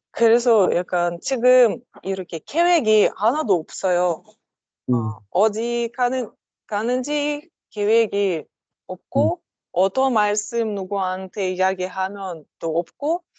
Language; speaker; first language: Korean; non-native, learner; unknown